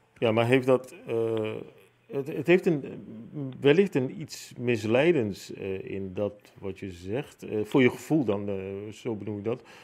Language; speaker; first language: Dutch; native; Dutch